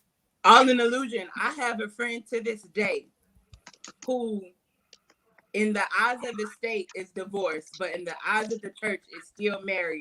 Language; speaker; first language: English; native; English